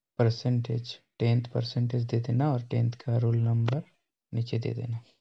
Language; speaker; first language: Hindi; non-native, local second language; Bangla